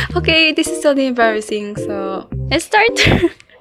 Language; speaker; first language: English; non-native, local second language; Filipino